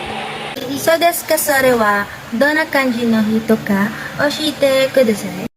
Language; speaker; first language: Japanese; non-native, learner; Filipino